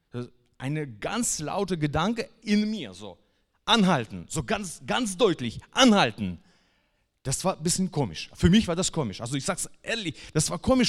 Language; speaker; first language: German; non-native, fluent; Russian